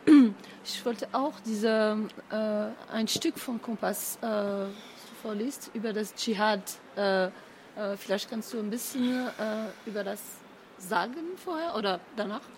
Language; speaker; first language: German; non-native, fluent; French